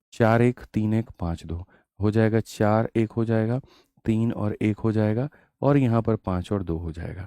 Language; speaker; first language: Hindi; native; Hindi